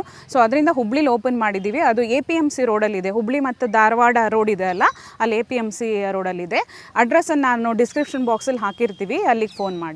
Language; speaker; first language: Kannada; native; Kannada